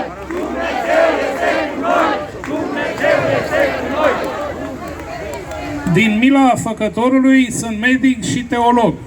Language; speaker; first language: Romanian; native; Romanian